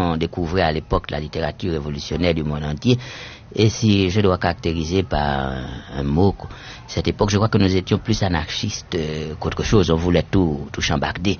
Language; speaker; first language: French; non-native, local second language; Haitian Creole